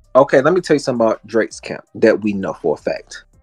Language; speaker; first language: English; native; English